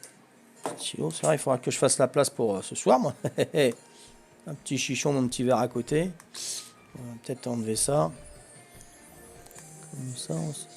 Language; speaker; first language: French; native; French